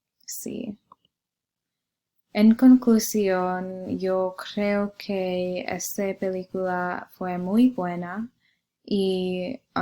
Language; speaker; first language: Spanish; non-native, learner; English